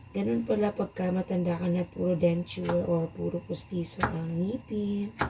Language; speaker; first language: Filipino; native; Filipino